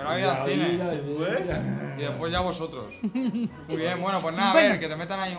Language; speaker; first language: Spanish; native; Spanish